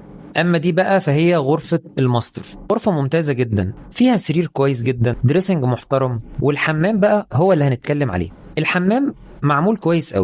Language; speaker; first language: Arabic; native; Arabic